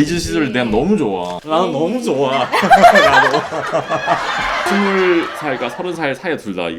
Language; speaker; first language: Korean; native; Korean